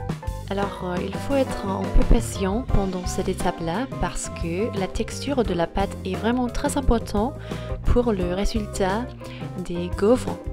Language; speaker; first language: French; non-native, fluent; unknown